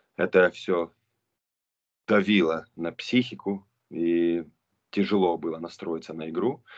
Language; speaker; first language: Russian; non-native, local second language; Romanian